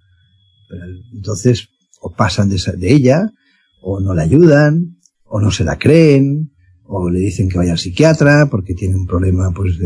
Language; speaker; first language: Spanish; native; Spanish